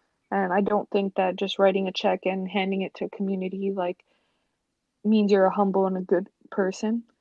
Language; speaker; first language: English; early bilingual, other home language; Spanish